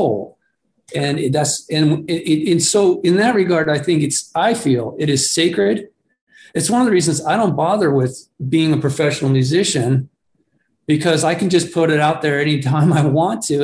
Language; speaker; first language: English; native; English